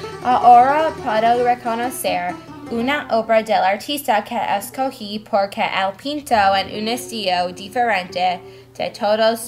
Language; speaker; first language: Spanish; non-native, learner; English